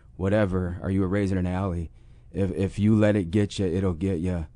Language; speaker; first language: English; native; English